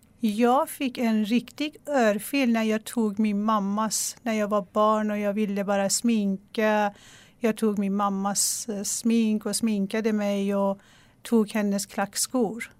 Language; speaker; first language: Swedish; non-native, fluent; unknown